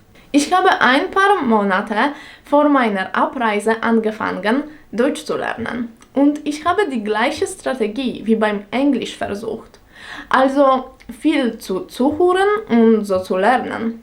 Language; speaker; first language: German; non-native, fluent; Polish